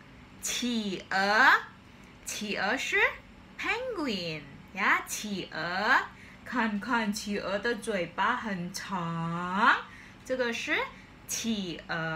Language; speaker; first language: Chinese; non-native, fluent; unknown